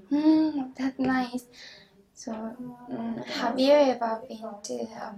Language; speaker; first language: English; non-native, learner; Japanese